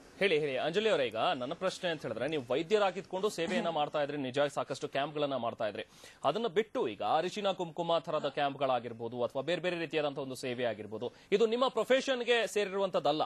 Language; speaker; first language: Kannada; native; Kannada